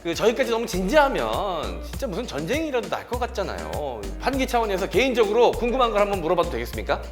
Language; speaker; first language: Korean; native; Korean